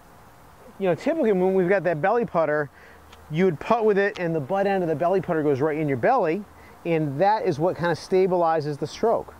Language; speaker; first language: English; native; English